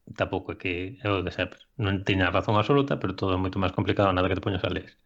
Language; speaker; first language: Galician; non-native, local second language; Spanish